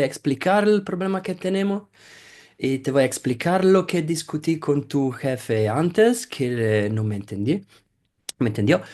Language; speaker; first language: Spanish; non-native, fluent; Italian